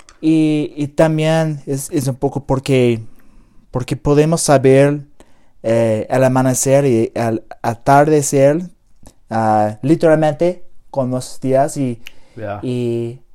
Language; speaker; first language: Spanish; non-native, learner; English